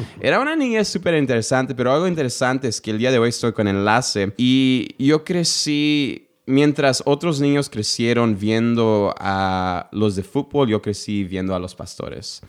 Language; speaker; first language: Spanish; early bilingual, heritage; Spanish